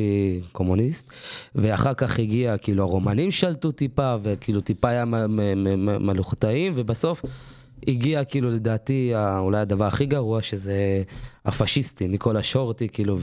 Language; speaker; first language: Hebrew; native; Hebrew